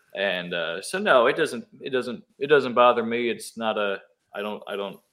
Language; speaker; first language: English; native; English